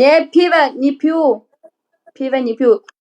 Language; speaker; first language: Russian; non-native, learner; Uzbek